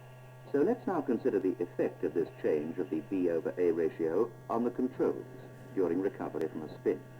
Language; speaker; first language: English; native; English